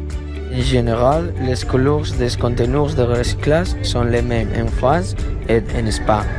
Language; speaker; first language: French; non-native, learner; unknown